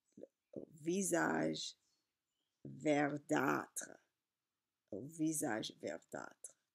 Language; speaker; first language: French; non-native, learner; English